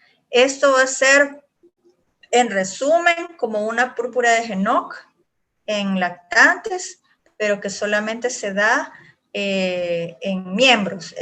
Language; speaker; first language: Spanish; native; Spanish